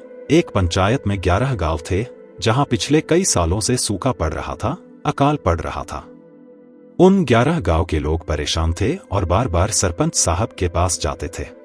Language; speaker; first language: Hindi; native; Hindi